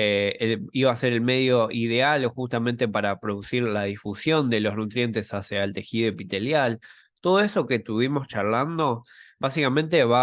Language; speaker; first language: Spanish; native; Spanish